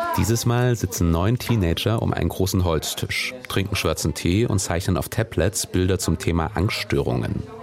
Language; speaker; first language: German; native; German